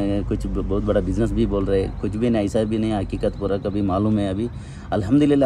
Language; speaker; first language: Hindi; non-native, local second language; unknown